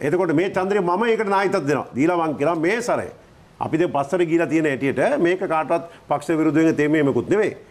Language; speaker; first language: Sinhala; non-native, local second language; Tamil